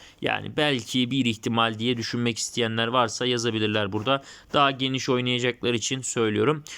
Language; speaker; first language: Turkish; native; Turkish